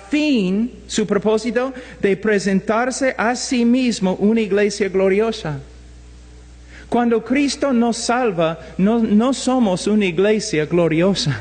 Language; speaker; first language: Spanish; non-native, fluent; English